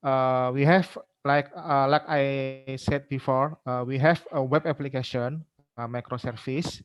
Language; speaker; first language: English; non-native, learner; Indonesian